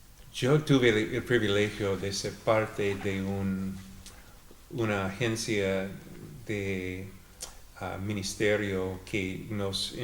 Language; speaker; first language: Spanish; non-native, fluent; English